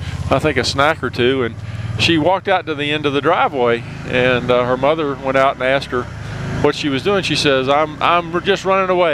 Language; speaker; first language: English; native; English